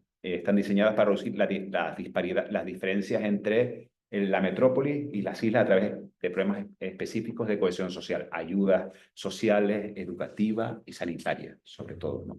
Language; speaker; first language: Spanish; native; Spanish